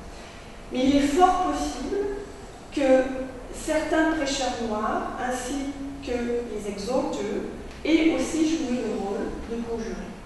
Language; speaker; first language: French; native; French